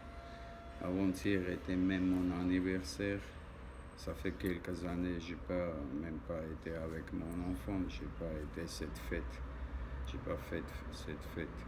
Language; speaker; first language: French; non-native, learner; Armenian